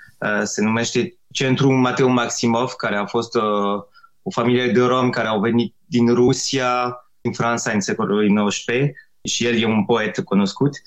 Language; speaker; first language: Romanian; non-native, fluent; French